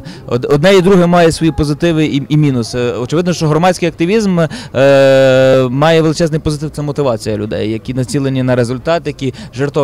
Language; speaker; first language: Ukrainian; native; Ukrainian